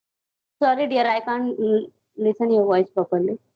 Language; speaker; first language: English; non-native, learner; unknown